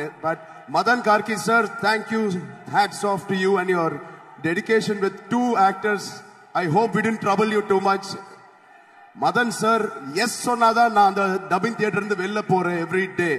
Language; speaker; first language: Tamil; non-native, learner; Telugu